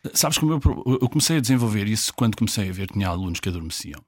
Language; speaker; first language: Portuguese; native; Portuguese